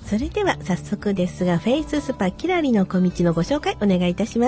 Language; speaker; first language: Japanese; native; Japanese